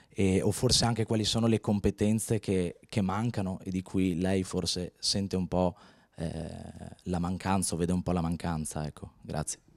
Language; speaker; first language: Italian; native; Italian